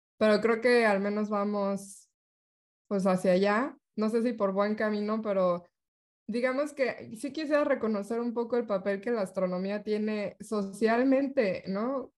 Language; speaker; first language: Spanish; native; Spanish